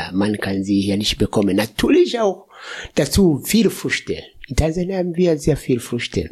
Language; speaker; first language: German; non-native, fluent; Swahili